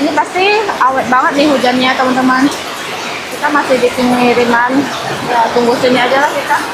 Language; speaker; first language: Indonesian; native; Indonesian